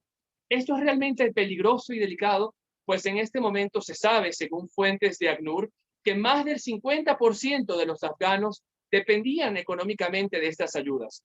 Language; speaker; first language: Spanish; native; Spanish